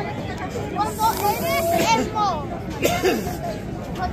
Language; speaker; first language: Spanish; early bilingual, other home language; Filipino